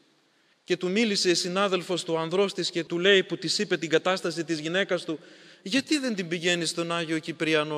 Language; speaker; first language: Greek; native; Greek